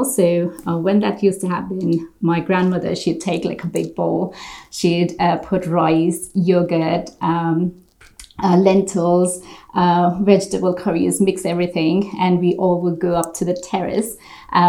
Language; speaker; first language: English; non-native, local second language; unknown